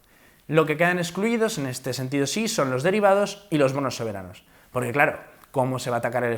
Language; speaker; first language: Spanish; native; Spanish